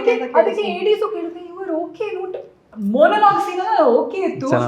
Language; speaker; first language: Kannada; non-native, local second language; Malayalam